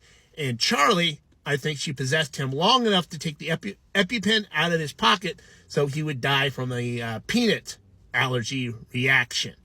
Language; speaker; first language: English; native; English